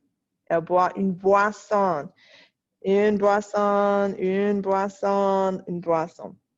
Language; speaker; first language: French; non-native, fluent; English